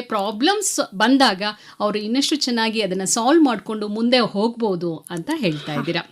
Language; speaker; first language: Kannada; native; Kannada